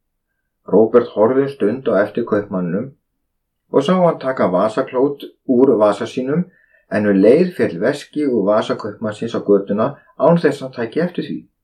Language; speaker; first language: Icelandic; native; Icelandic